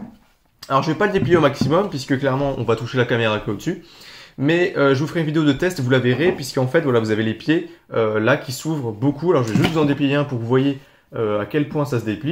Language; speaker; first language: French; native; French